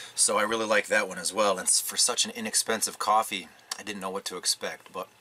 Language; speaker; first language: English; native; English